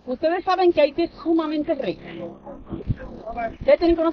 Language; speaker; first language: Spanish; native; Spanish